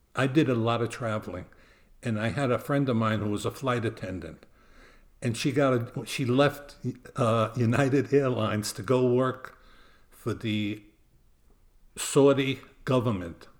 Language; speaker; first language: English; native; English